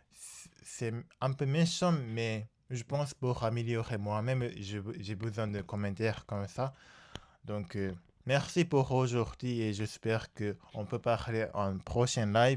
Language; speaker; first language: French; non-native, learner; Japanese